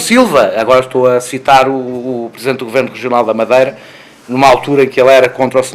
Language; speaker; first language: Portuguese; native; Portuguese